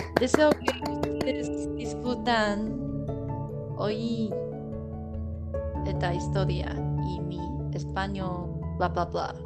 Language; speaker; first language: Spanish; non-native, learner; Chinese